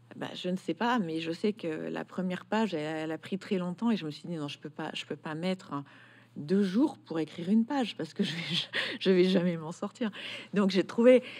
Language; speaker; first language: French; native; French